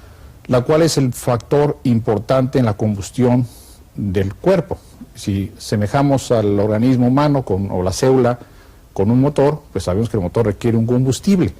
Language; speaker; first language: Spanish; native; Spanish